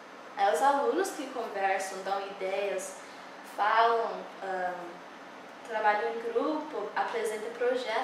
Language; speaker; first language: Portuguese; early bilingual, heritage; English